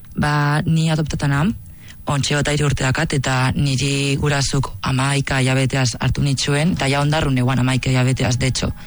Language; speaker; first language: Basque; native; Basque